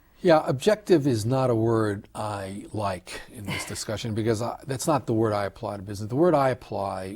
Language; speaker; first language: English; native; English